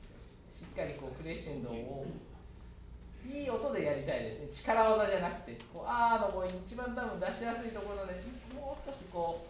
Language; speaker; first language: Japanese; native; Japanese